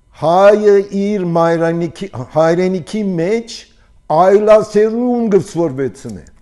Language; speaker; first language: Armenian; early bilingual, heritage; Armenian